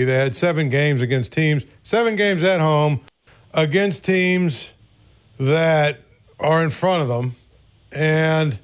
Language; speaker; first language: English; native; English